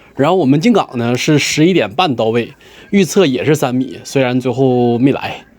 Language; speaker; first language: Chinese; native; Chinese